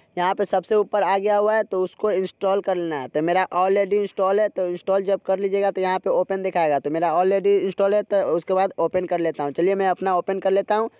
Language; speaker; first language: Hindi; native; Hindi